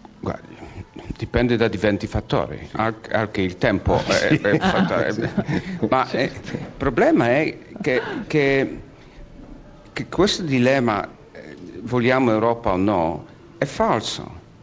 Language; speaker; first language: Italian; non-native, fluent; Polish